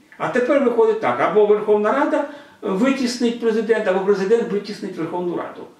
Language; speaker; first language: Ukrainian; non-native, local second language; Russian